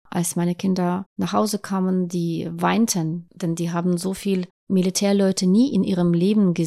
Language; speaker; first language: German; non-native, fluent; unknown